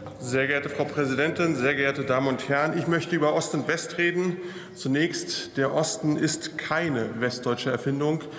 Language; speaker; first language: German; native; German